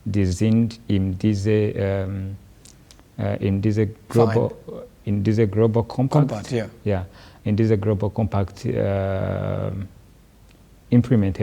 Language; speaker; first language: German; non-native, learner; Kinyarwanda